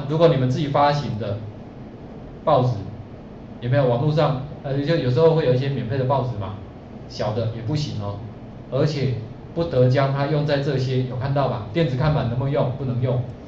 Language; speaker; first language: Chinese; native; Chinese